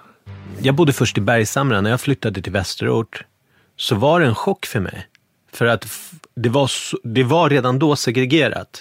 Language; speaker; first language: Swedish; native; Swedish